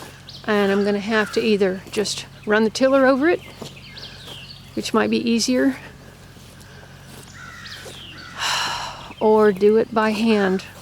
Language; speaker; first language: English; native; English